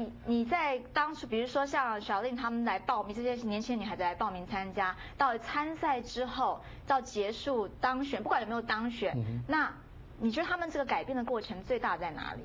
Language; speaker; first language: Chinese; native; Chinese